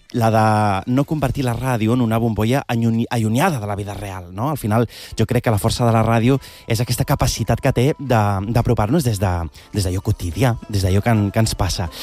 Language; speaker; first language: Catalan; early bilingual, other home language; Arabic